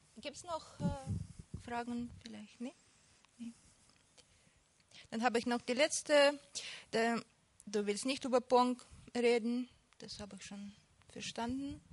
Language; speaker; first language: German; non-native, fluent; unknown